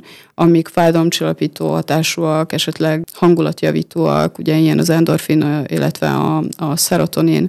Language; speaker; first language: Hungarian; native; Hungarian